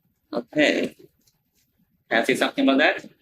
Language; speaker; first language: English; non-native, learner; Chinese